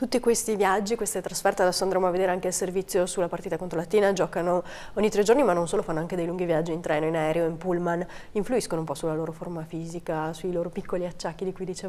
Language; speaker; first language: Italian; native; Italian